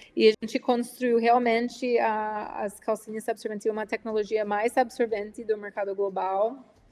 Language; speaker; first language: Portuguese; non-native, fluent; English